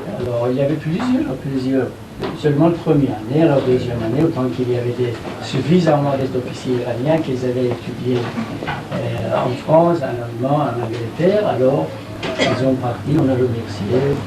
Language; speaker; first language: French; non-native, learner; Persian